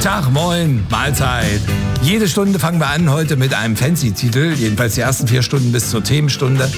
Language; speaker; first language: German; native; German